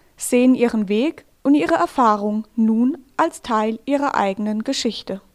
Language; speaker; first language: German; native; German